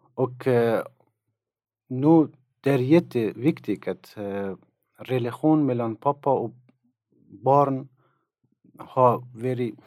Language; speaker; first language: Swedish; non-native, fluent; Persian